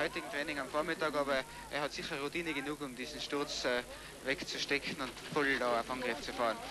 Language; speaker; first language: German; native; German